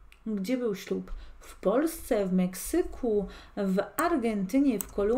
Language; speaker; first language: Polish; non-native, fluent; Spanish